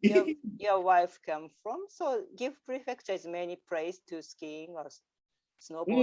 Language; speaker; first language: English; non-native, learner; Japanese